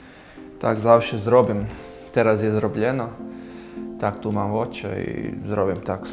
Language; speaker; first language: Polish; non-native, learner; Croatian